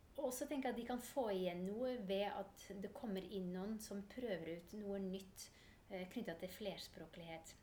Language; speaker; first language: Norwegian; non-native, fluent; Dutch